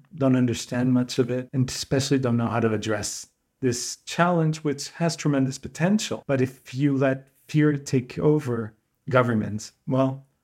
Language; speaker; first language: English; non-native, fluent; Portuguese